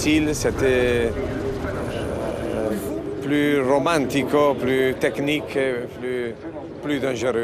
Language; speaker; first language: French; non-native, learner; Italian